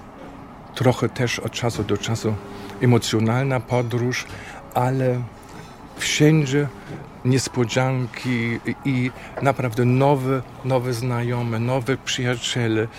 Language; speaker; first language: Polish; non-native, fluent; German